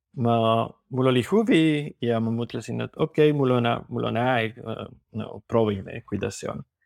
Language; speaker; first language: Estonian; non-native, fluent; Spanish